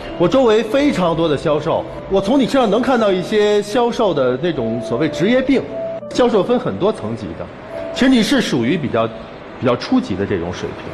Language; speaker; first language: Chinese; native; Chinese